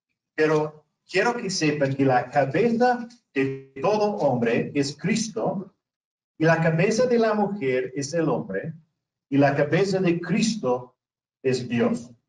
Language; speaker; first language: Spanish; non-native, fluent; English